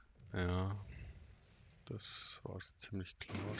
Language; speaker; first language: German; native; German